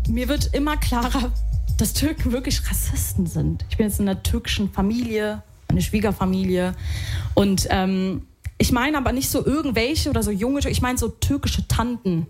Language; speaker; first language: German; early bilingual, other home language; Arabic